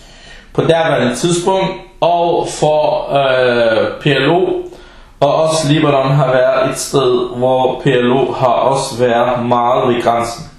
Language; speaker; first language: Danish; early bilingual, other home language; Arabic